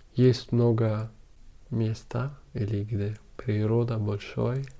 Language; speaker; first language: Russian; non-native, fluent; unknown